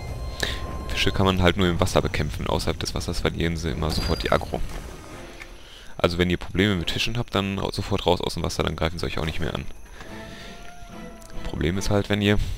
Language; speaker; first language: German; native; German